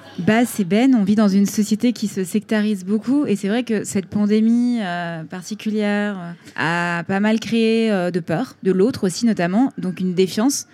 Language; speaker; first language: French; native; French